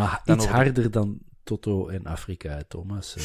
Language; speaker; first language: Dutch; native; Dutch